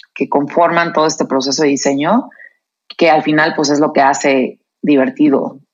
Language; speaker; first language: Spanish; native; Spanish